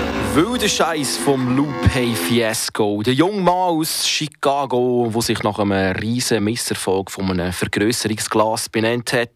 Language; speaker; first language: German; native; German